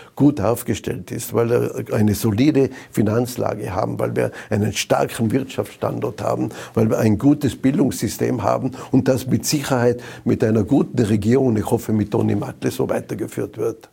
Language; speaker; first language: German; native; German